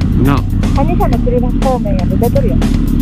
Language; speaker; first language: Japanese; native; Japanese